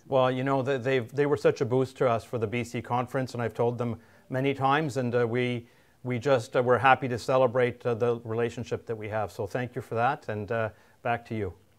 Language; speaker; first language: English; native; English